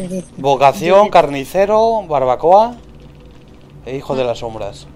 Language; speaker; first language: Spanish; native; Spanish